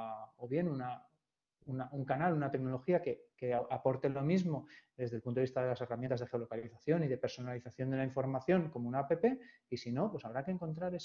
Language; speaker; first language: Spanish; native; Spanish